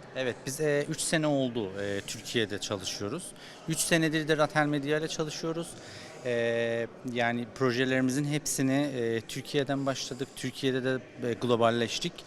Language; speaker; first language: Turkish; non-native, learner; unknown